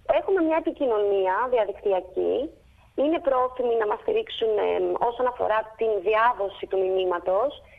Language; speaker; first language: Greek; native; Greek